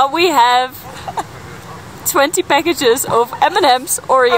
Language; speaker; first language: English; non-native, fluent; Dutch